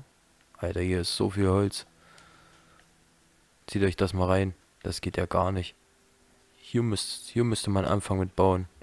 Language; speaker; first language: German; native; German